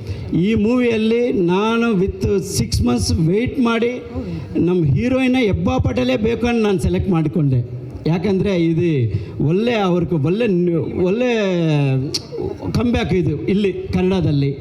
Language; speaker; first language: Kannada; non-native, learner; Telugu